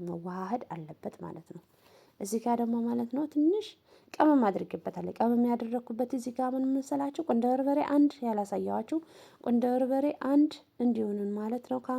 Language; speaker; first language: Amharic; non-native, local second language; Tigrinya